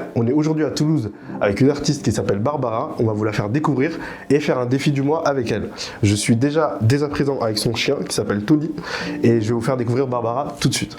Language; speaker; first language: French; native; French